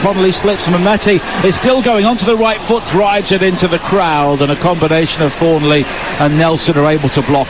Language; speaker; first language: English; native; English